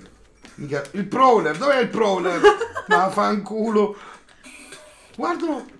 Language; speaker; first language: Italian; native; Italian